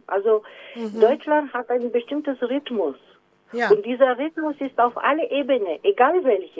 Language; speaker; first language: German; non-native, fluent; Romanian